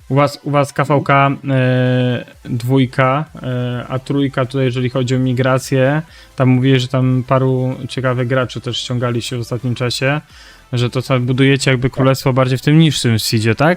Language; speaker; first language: Polish; native; Polish